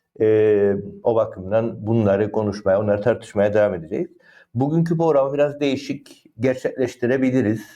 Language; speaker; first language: Turkish; native; Turkish